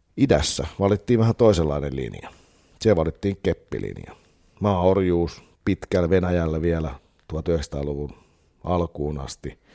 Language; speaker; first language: Finnish; native; Finnish